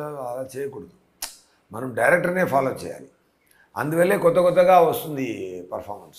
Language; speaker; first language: Telugu; non-native, learner; Tamil